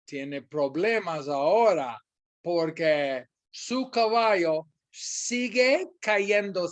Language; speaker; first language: Spanish; non-native, fluent; English